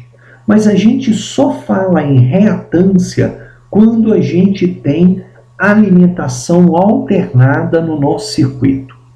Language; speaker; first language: Portuguese; native; Portuguese